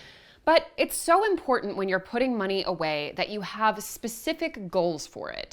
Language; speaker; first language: English; native; English